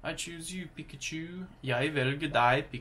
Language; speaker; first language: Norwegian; non-native, learner; English